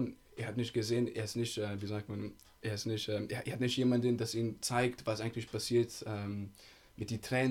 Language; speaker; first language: German; non-native, fluent; Italian